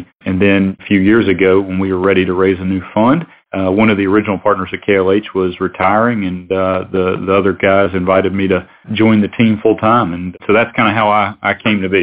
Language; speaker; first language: English; native; English